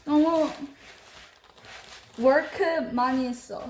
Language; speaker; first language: Korean; early bilingual, heritage; English